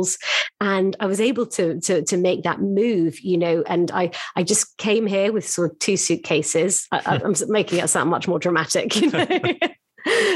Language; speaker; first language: English; native; English